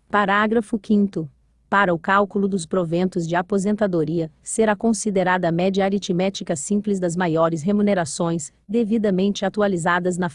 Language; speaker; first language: Portuguese; native; Portuguese